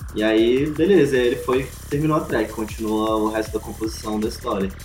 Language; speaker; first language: Portuguese; native; Portuguese